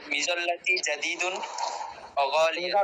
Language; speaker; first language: Arabic; non-native, learner; Bangla